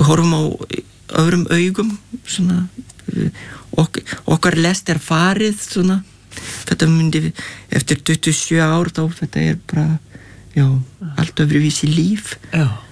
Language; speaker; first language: Icelandic; non-native, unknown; Lithuanian